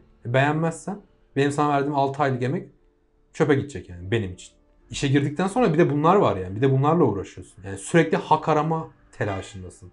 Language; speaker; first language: Turkish; native; Turkish